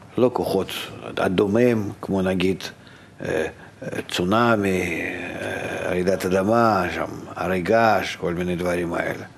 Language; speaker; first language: Hebrew; non-native, fluent; Russian